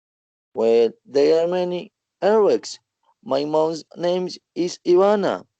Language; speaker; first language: English; non-native, learner; Spanish